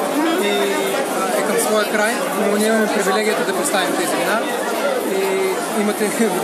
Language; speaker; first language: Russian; non-native, learner; Bulgarian